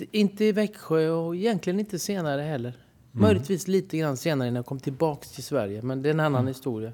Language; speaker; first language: Swedish; native; Swedish